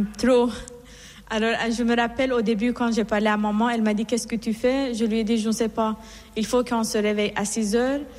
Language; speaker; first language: French; non-native, fluent; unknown